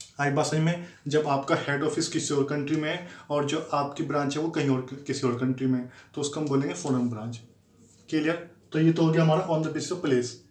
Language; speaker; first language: Hindi; native; Hindi